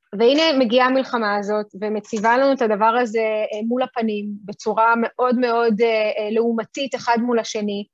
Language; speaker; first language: Hebrew; early bilingual, other home language; Russian